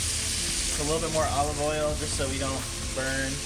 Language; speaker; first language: English; native; English